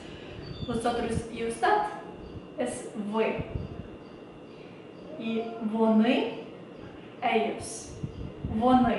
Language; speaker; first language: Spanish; non-native, fluent; Ukrainian